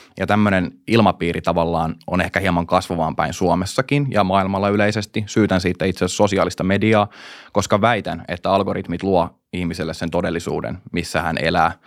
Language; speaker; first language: Finnish; native; Finnish